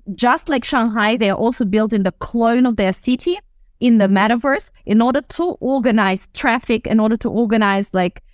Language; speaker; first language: English; non-native, fluent; Russian